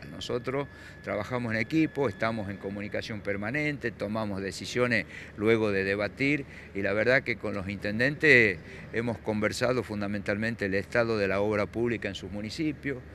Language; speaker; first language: Spanish; native; Spanish